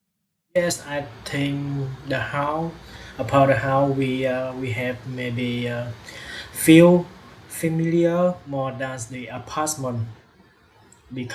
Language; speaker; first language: English; non-native, learner; Vietnamese